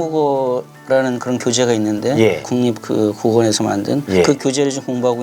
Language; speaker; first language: Korean; native; Korean